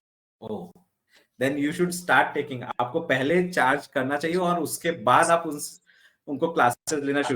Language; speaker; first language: Hindi; native; Hindi